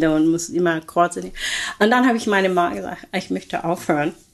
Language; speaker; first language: German; non-native, fluent; English